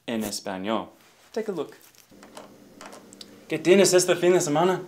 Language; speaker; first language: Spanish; non-native, fluent; English